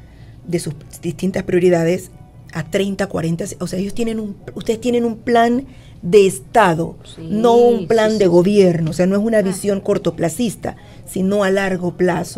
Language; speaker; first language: Spanish; native; Spanish